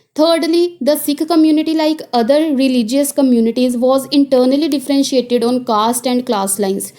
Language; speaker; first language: English; non-native, local second language; Punjabi